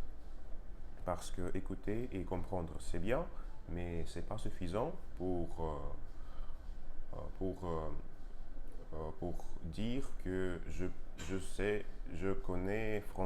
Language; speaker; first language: French; non-native, learner; Russian